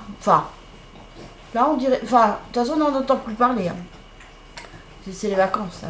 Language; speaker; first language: French; native; French